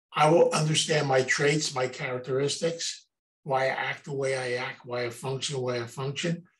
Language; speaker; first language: English; native; English